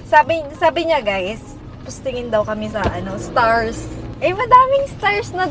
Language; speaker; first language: Filipino; native; Filipino